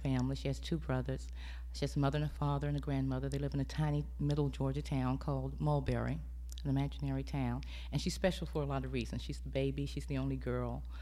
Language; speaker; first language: English; native; English